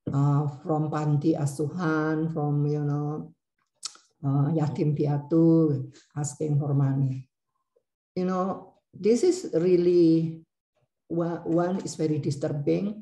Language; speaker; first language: English; non-native, learner; Indonesian